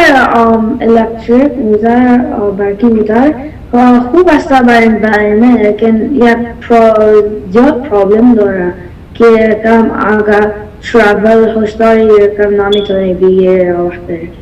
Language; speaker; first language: Persian; early bilingual, heritage; Persian